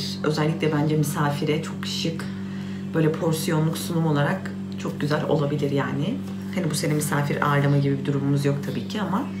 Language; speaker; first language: Turkish; native; Turkish